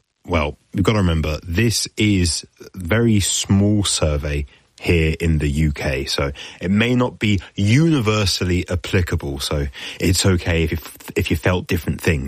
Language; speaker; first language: English; native; English